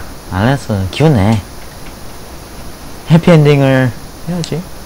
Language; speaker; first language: Korean; native; Korean